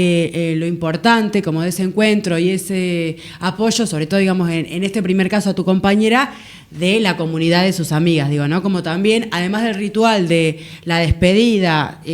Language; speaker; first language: Spanish; native; Spanish